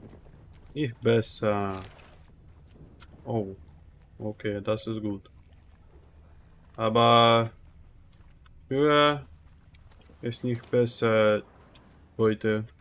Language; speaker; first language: German; non-native, learner; Russian